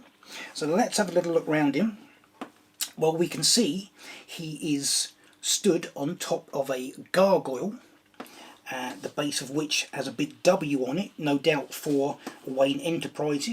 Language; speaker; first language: English; native; English